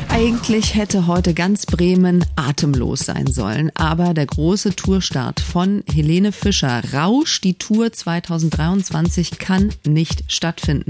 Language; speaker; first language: German; native; German